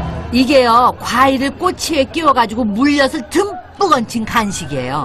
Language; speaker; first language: Korean; native; Korean